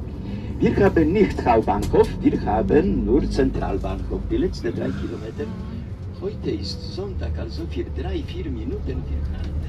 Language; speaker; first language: German; non-native, fluent; Polish